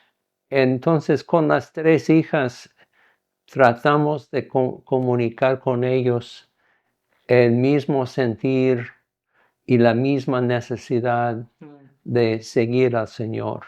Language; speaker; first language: Spanish; non-native, fluent; English